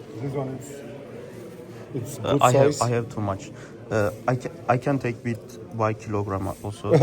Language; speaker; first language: English; non-native, learner; Turkish